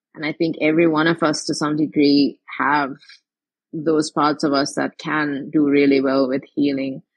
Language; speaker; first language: English; non-native, local second language; Tamil